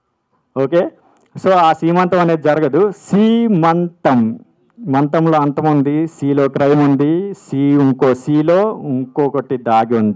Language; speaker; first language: Telugu; native; Telugu